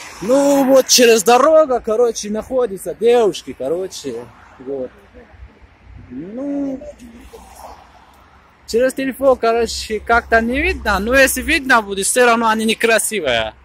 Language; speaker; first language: Russian; non-native, fluent; Tajik